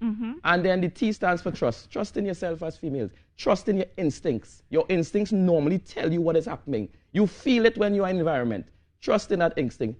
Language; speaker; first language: English; native; English